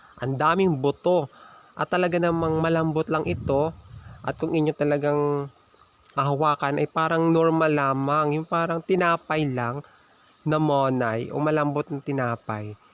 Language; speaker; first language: Filipino; native; Filipino